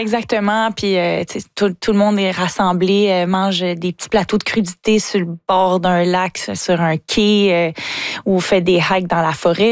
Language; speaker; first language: French; native; French